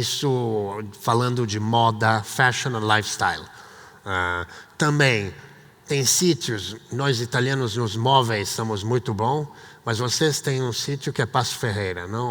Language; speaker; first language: Portuguese; non-native, fluent; Italian